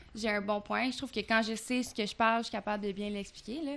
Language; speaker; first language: French; native; French